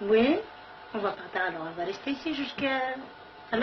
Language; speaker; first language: French; non-native, learner; Kabyle